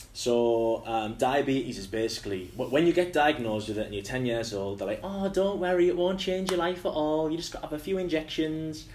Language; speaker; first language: English; native; English